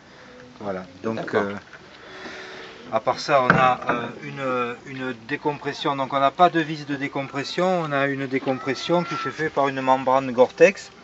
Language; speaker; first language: French; native; French